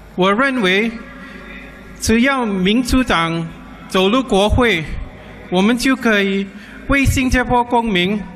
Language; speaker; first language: Chinese; non-native, local second language; English